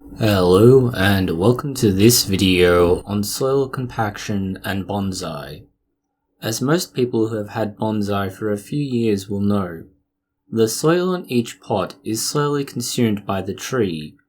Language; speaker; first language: English; native; English